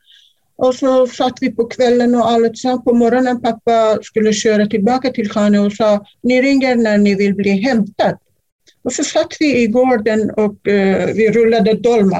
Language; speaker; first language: Swedish; non-native, fluent; Kurdish